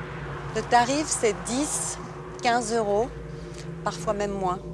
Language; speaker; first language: French; native; French